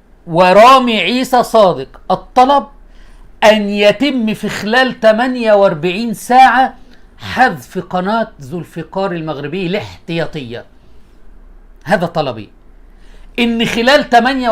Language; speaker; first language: Arabic; native; Arabic